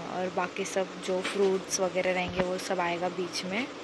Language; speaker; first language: Hindi; non-native, local second language; Marathi